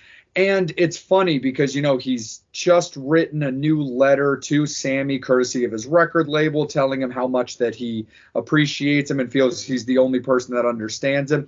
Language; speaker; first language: English; native; English